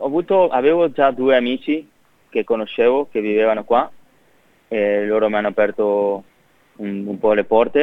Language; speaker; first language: Italian; non-native, fluent; Spanish